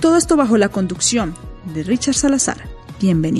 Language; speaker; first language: Spanish; native; Spanish